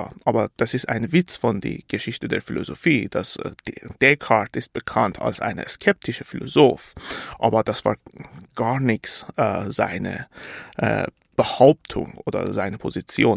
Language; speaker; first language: German; non-native, fluent; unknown